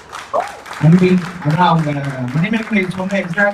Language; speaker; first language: Tamil; native; Tamil